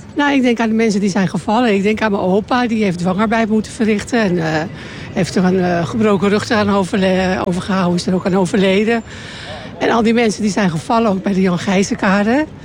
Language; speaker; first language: Dutch; native; Dutch